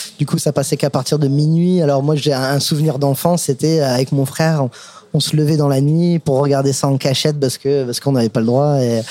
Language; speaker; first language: French; non-native, fluent; English